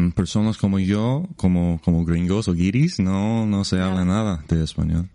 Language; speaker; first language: Spanish; non-native, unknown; English